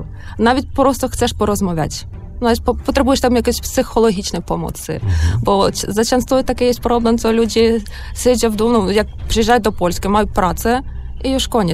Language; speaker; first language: Polish; non-native, learner; Ukrainian